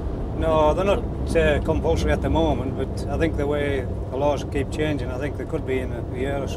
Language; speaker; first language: English; native; English